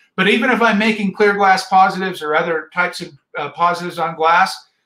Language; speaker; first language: English; native; English